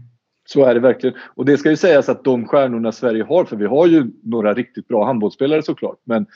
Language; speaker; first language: Swedish; native; Swedish